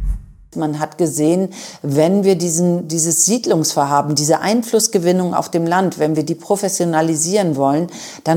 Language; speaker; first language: German; native; German